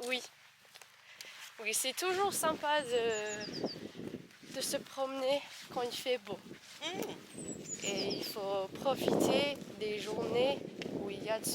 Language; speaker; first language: French; non-native, fluent; English